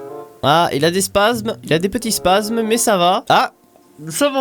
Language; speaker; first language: French; native; French